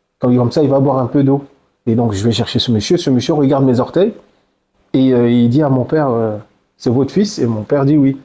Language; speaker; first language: French; early bilingual, other home language; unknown